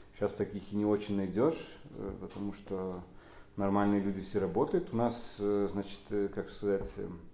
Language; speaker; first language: Russian; non-native, local second language; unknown